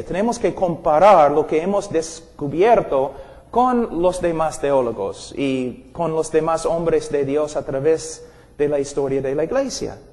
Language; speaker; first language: Spanish; non-native, fluent; English